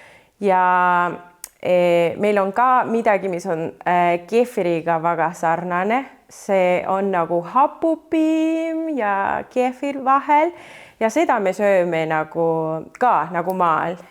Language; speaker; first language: Estonian; non-native, fluent; Spanish